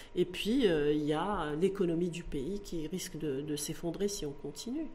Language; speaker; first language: French; non-native, local second language; Arabic